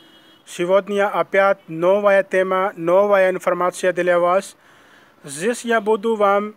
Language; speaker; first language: Russian; non-native, learner; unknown